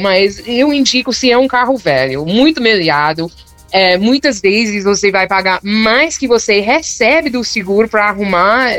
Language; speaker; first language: Portuguese; non-native, fluent; English